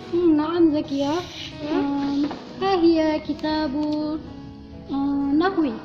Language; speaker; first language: Arabic; non-native, learner; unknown